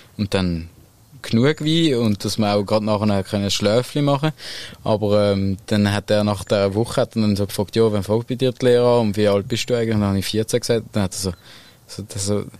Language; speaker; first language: German; native; German